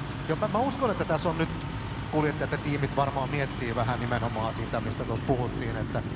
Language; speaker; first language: Finnish; native; Finnish